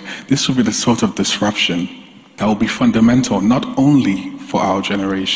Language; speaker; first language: English; non-native, local second language; Yoruba